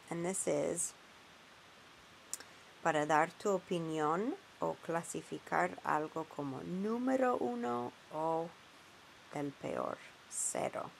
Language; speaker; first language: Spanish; non-native, fluent; English